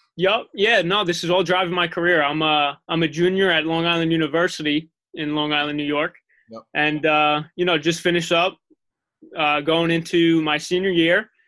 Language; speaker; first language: English; native; English